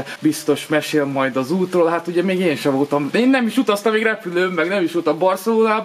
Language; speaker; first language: Hungarian; native; Hungarian